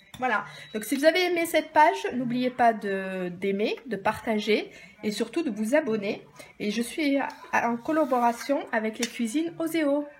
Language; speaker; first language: French; early bilingual, other home language; Arabic